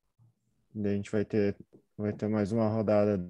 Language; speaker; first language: Portuguese; native; Portuguese